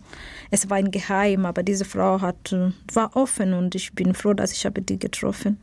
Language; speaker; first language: German; non-native, fluent; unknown